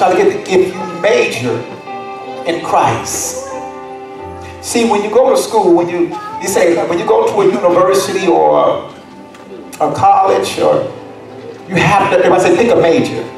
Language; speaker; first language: English; native; English